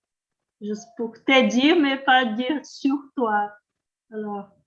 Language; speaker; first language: French; non-native, learner; Portuguese